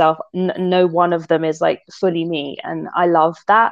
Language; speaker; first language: English; native; English